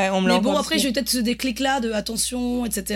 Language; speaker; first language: French; native; French